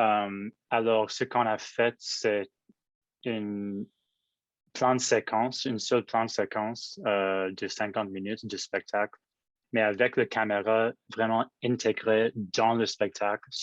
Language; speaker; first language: French; non-native, local second language; English